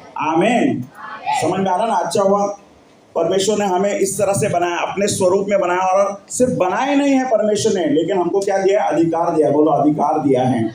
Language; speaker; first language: Hindi; non-native, local second language; Marathi